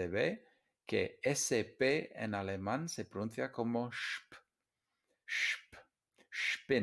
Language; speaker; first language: Spanish; non-native, fluent; English